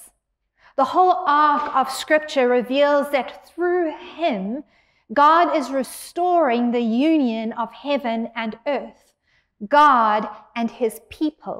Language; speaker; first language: English; native; English